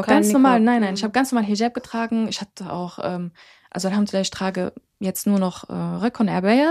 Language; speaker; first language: German; early bilingual, other home language; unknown